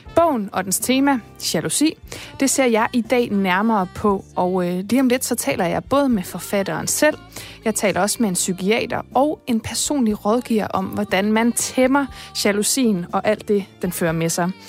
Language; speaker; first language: Danish; native; Danish